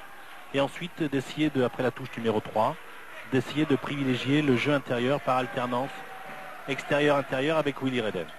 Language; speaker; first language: French; native; French